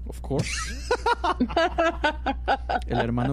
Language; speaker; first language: Spanish; native; Spanish